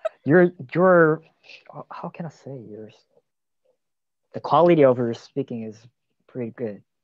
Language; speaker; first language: English; non-native, learner; Korean